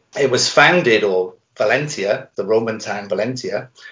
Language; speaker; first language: English; native; English